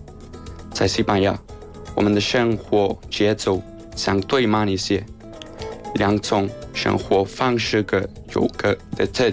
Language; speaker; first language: Chinese; non-native, fluent; Spanish